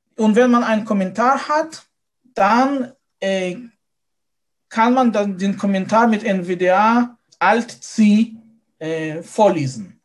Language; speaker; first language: German; non-native, fluent; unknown